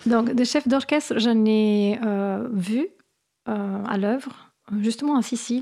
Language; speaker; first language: French; non-native, fluent; Italian